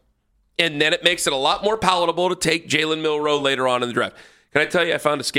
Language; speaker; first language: English; native; English